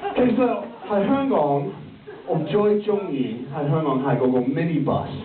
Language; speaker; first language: Cantonese; non-native, learner; English